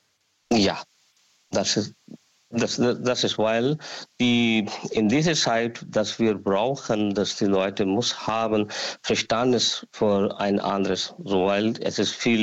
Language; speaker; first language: German; non-native, learner; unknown